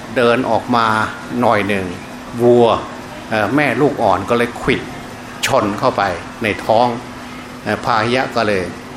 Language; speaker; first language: Thai; non-native, local second language; Northeastern Thai